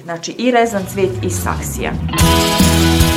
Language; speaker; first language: Serbian; native; Serbian